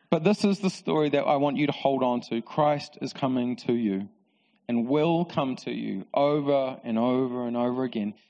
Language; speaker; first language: English; native; English